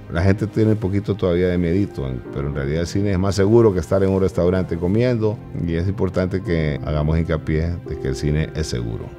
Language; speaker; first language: Spanish; native; Spanish